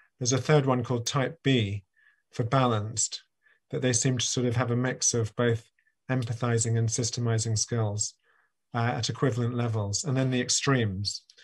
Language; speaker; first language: English; native; English